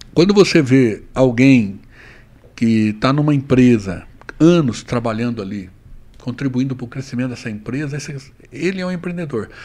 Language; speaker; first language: Portuguese; native; Portuguese